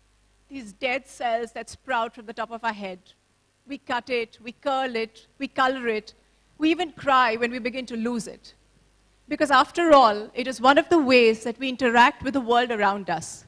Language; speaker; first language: English; non-native, local second language; Hindi